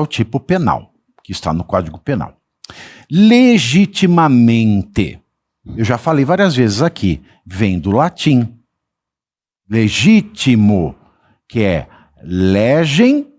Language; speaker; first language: Portuguese; native; Portuguese